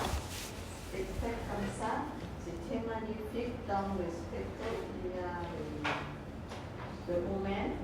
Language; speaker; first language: French; non-native, learner; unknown